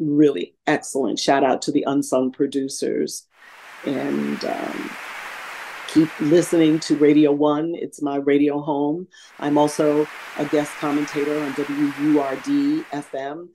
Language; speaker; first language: English; native; English